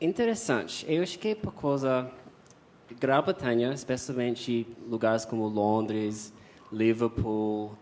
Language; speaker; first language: Portuguese; non-native, fluent; English